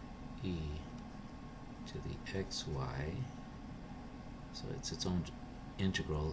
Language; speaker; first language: English; native; English